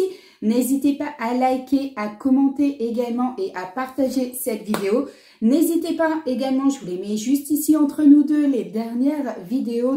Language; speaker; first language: French; native; French